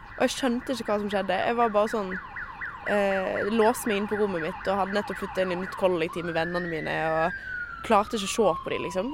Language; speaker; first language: Norwegian; native; Norwegian